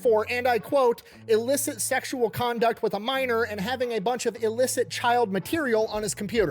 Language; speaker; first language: English; native; English